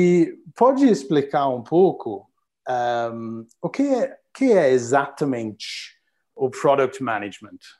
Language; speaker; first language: Portuguese; non-native, learner; English